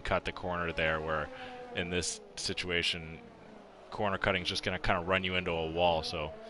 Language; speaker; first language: English; native; English